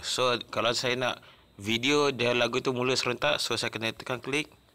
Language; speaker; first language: Malay; native; Malay